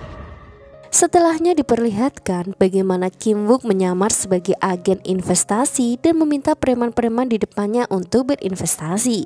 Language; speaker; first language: Indonesian; native; Indonesian